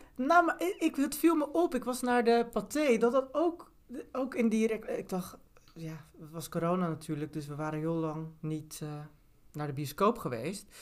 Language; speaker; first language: Dutch; early bilingual, other home language; Turkish